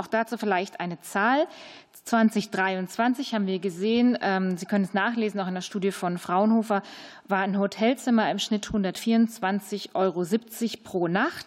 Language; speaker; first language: German; native; German